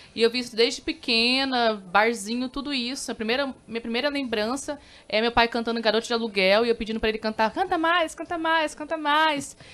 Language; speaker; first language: Portuguese; native; Portuguese